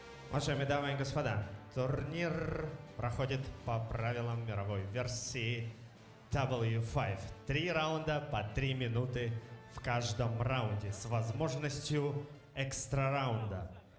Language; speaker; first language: Russian; native; Russian